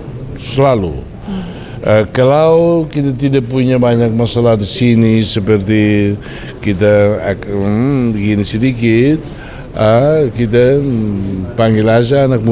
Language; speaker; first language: Indonesian; non-native, fluent; Tetum